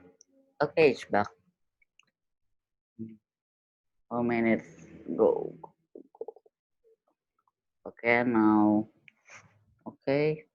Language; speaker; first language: English; non-native, learner; Indonesian